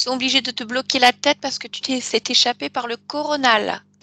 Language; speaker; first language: French; native; French